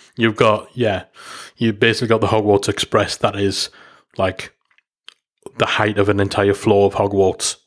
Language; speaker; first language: English; native; English